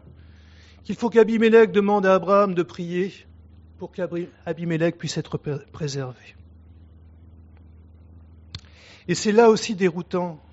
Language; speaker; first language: French; native; French